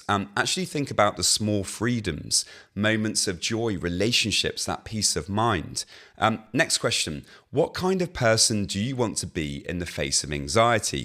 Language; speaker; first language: English; native; English